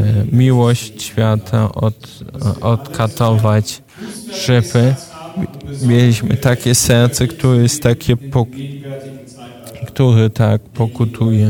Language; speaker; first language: Polish; non-native, fluent; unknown